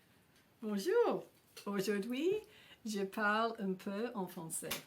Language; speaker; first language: French; non-native, learner; English